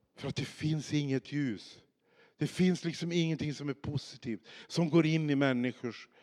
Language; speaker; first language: Swedish; native; Swedish